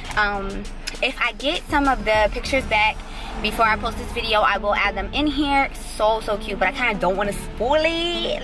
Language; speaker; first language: English; native; English